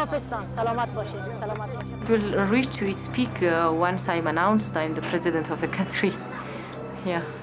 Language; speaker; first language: English; non-native, fluent; Persian